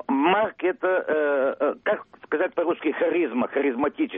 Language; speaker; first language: Russian; early bilingual, heritage; Russian